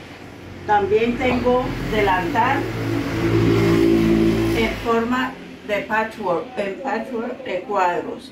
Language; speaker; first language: Spanish; non-native, local second language; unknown